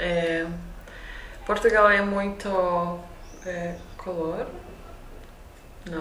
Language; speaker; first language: Portuguese; non-native, learner; Lithuanian